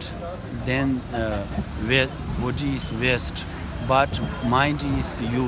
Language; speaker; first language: English; non-native, learner; Tibetan